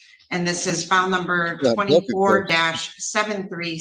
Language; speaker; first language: English; native; English